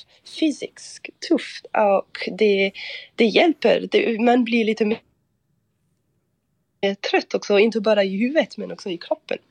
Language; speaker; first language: Swedish; non-native, fluent; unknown